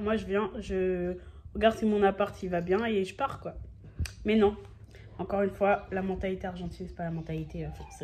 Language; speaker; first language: French; native; French